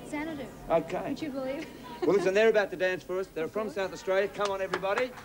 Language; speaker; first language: English; native; English